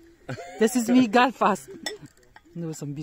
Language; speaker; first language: German; non-native, learner; Filipino